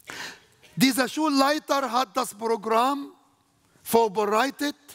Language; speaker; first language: German; non-native, fluent; Arabic